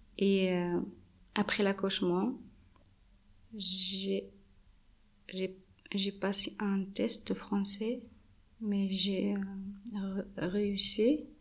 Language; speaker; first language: French; non-native, learner; Arabic